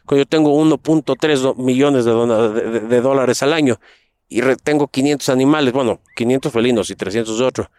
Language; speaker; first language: Spanish; native; Spanish